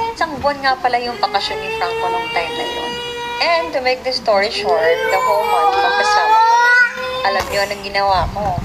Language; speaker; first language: Filipino; non-native, local second language; Cebuano